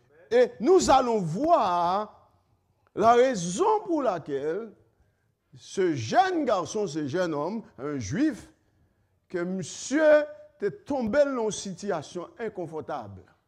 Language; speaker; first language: French; native; French